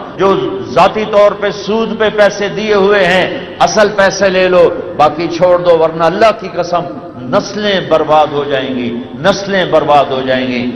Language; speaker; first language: Urdu; non-native, local second language; Punjabi